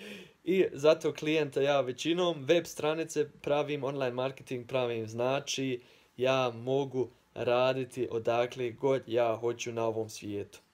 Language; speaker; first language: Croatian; early bilingual, heritage; Croatian